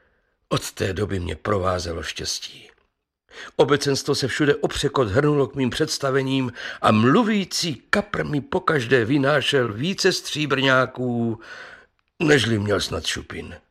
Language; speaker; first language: Czech; native; Czech